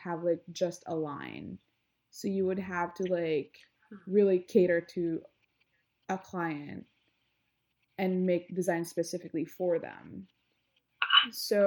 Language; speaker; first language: English; non-native, local second language; Filipino